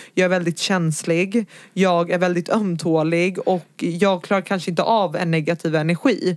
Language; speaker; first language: Swedish; early bilingual, other home language; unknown